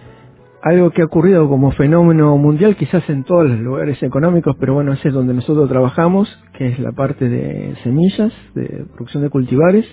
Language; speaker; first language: Spanish; native; Spanish